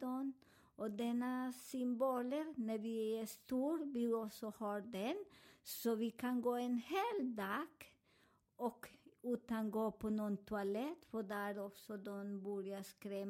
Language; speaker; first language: Swedish; non-native, fluent; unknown